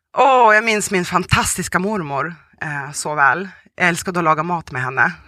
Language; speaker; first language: Swedish; early bilingual, other home language; Russian